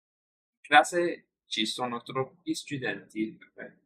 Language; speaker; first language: Italian; non-native, learner; English